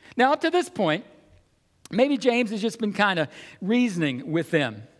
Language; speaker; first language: English; native; English